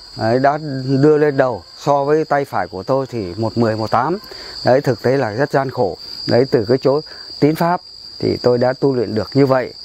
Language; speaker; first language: Vietnamese; non-native, local second language; Tày